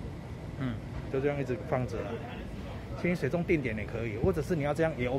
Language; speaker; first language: Chinese; native; Chinese